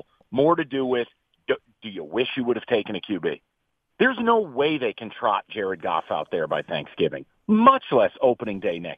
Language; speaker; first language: English; native; English